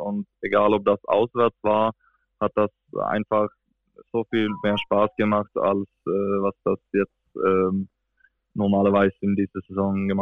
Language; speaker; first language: German; non-native, fluent; Swedish